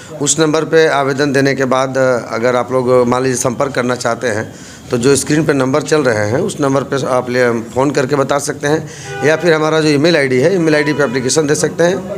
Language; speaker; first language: Hindi; native; Hindi